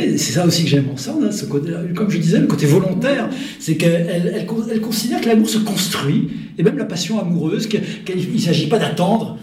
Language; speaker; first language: French; native; French